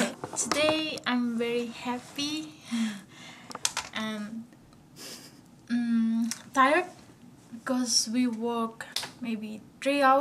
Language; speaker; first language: English; non-native, learner; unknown